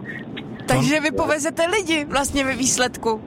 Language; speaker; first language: Czech; native; Czech